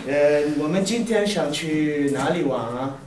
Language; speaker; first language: Chinese; non-native, learner; Italian